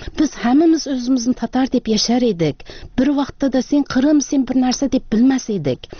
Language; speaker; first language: Tatar; early bilingual, heritage; Tatar